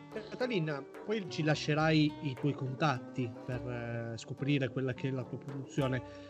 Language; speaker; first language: Italian; native; Italian